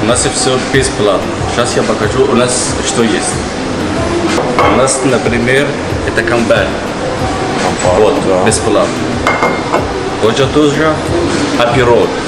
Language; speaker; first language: Russian; non-native, learner; Arabic